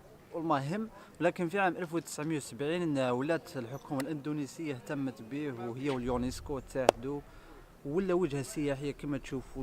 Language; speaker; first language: Arabic; native; Arabic